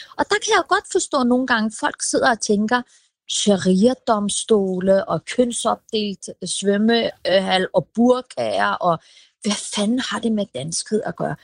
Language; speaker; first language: Danish; early bilingual, other home language; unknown